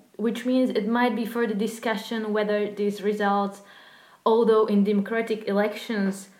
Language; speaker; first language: English; non-native, fluent; Slovak